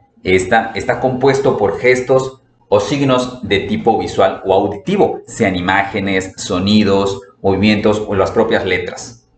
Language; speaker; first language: Spanish; native; Spanish